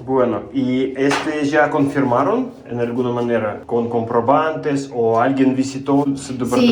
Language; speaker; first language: Spanish; non-native, fluent; Russian